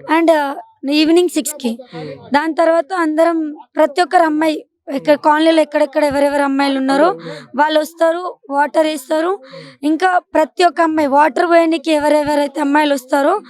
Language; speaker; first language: Telugu; non-native, local second language; Lambadi